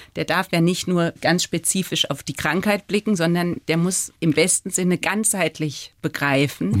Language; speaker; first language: German; native; German